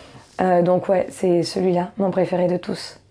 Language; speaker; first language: French; native; French